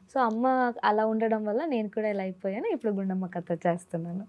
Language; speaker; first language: Telugu; non-native, local second language; Kannada